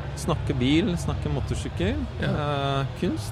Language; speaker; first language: Norwegian; non-native, fluent; Polish